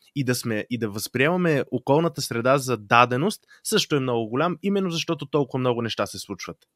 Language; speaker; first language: Bulgarian; native; Bulgarian